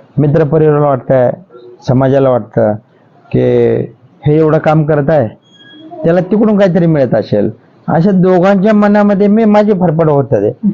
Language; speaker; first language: Marathi; non-native, local second language; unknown